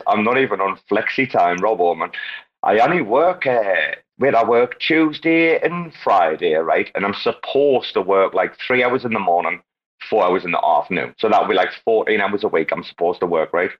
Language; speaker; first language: English; native; English